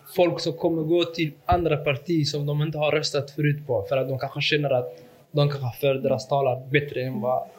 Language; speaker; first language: Swedish; native; Swedish